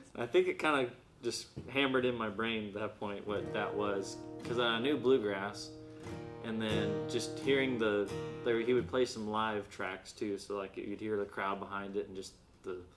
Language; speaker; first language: English; native; English